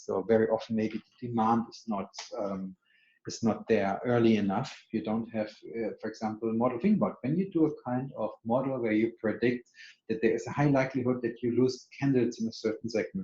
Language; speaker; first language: English; non-native, fluent; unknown